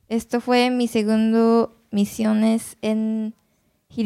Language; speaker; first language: Spanish; non-native, learner; Japanese